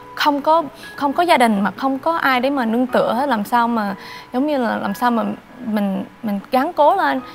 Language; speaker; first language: Vietnamese; early bilingual, other home language; English